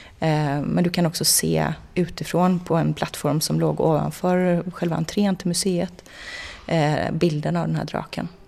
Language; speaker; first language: Swedish; native; Swedish